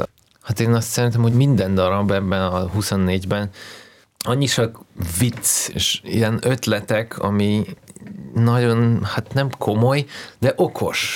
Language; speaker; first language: Hungarian; non-native, fluent; Russian